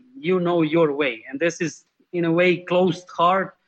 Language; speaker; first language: English; non-native, fluent; Slovenian